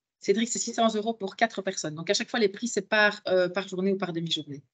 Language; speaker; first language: French; native; French